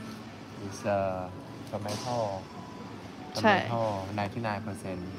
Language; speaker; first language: English; non-native, learner; Thai